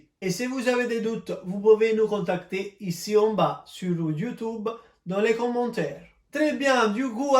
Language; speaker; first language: French; non-native, fluent; Italian